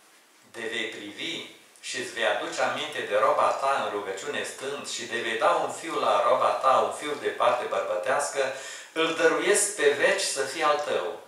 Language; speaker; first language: Romanian; native; Romanian